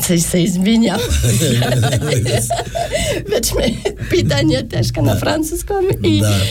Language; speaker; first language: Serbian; non-native, learner; French